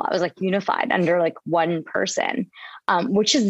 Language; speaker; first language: English; native; English